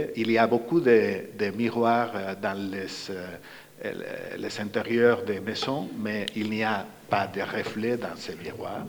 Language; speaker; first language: French; non-native, fluent; Spanish